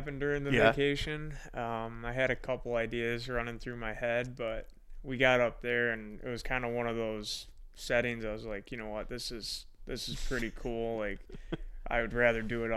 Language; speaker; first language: English; native; English